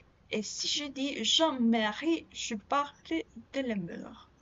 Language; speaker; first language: French; non-native, learner; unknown